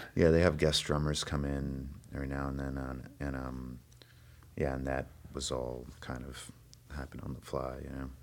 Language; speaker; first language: English; early bilingual, other home language; Spanish